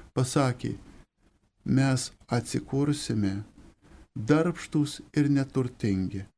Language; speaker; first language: Lithuanian; native; Lithuanian